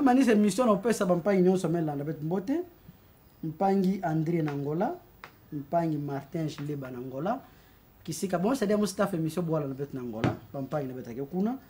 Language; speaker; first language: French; non-native, local second language; Kongo